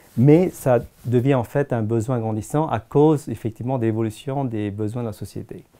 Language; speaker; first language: French; non-native, fluent; Tamil